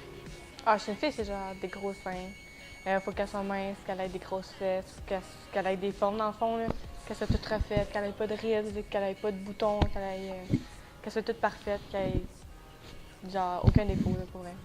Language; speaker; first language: French; native; French